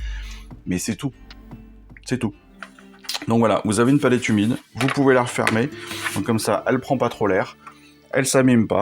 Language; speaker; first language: French; native; French